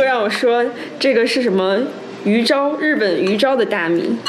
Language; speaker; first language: Chinese; native; Chinese